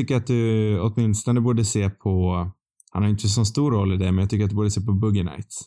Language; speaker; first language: Swedish; native; Swedish